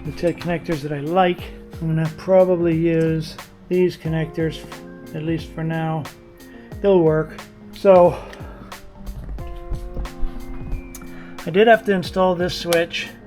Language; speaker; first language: English; native; English